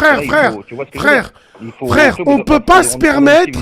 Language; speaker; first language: French; early bilingual, other home language; Arabic